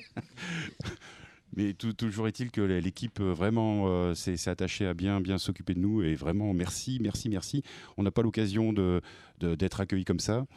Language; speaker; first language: French; native; French